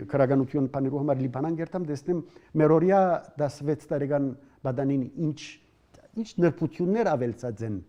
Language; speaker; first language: Armenian; early bilingual, heritage; Armenian